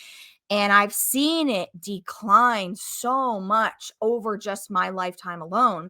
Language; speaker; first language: English; native; English